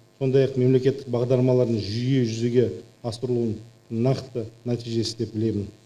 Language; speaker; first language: Kazakh; native; Kazakh